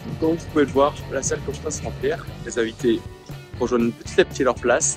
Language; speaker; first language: French; native; French